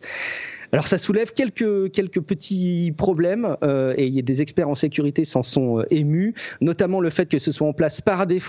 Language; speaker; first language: French; native; French